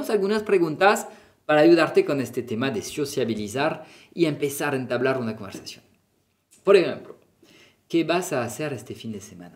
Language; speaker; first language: Spanish; non-native, fluent; French